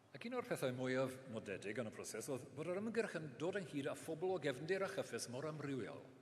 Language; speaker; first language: Welsh; non-native, local second language; English